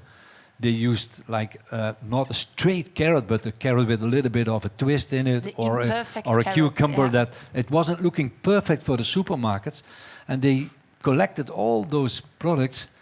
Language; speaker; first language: English; non-native, fluent; Dutch